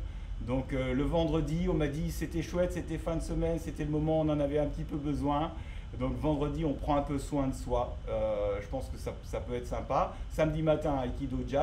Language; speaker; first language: French; native; French